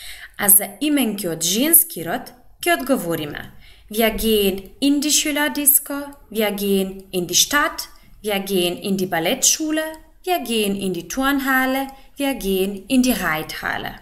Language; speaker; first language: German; non-native, fluent; Macedonian